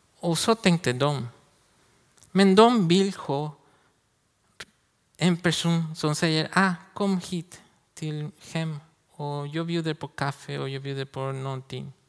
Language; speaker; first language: Swedish; non-native, learner; Spanish